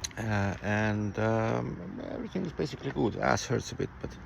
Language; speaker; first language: English; non-native, fluent; Estonian